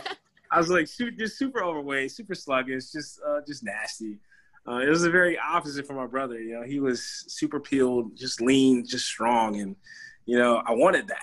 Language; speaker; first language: English; native; English